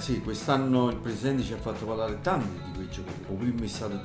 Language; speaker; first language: Italian; native; Italian